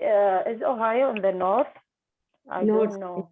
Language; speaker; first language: English; non-native, learner; Arabic